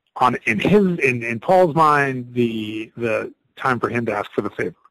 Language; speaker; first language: English; native; English